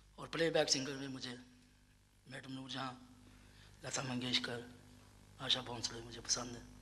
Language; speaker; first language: Urdu; non-native, local second language; Punjabi